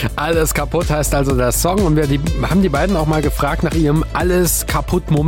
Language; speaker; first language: German; native; German